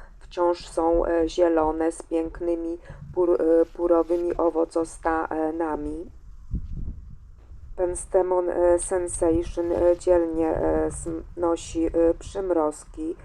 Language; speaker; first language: Polish; native; Polish